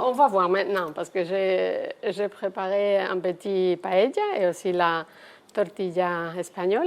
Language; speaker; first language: French; non-native, fluent; Spanish